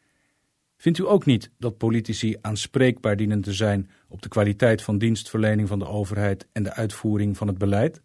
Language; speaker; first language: Dutch; native; Dutch